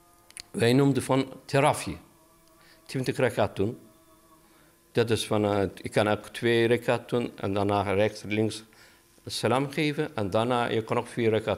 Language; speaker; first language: Dutch; non-native, learner; Turkish